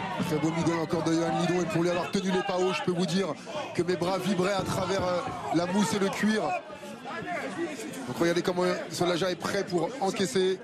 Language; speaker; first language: French; native; French